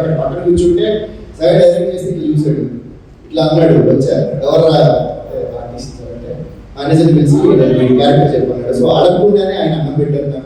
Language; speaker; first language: Telugu; native; Telugu